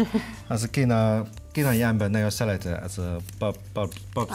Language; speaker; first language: Hungarian; non-native, learner; Chinese